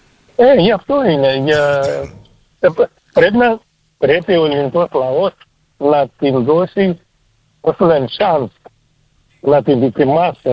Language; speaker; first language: Greek; early bilingual, heritage; Greek